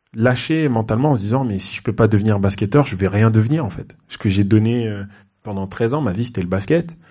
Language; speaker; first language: French; native; French